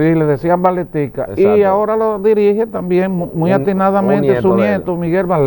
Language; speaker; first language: Spanish; native; Spanish